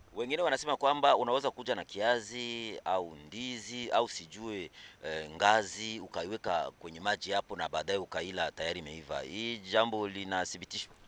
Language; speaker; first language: Swahili; native; Swahili